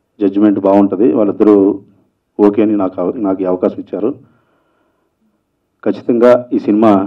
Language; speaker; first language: Telugu; native; Telugu